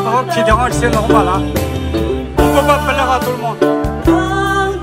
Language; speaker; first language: French; non-native, fluent; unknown